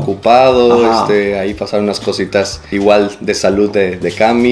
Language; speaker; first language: Spanish; native; Spanish